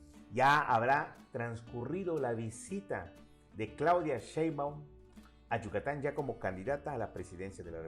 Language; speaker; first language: Spanish; native; Spanish